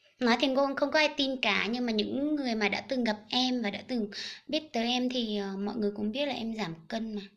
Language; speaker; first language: Vietnamese; non-native, local second language; Hmong